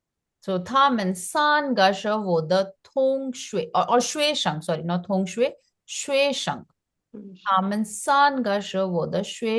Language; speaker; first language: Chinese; non-native, fluent; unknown